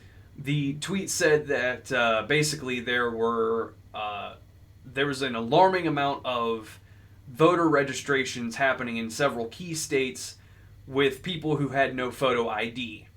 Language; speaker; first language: English; native; English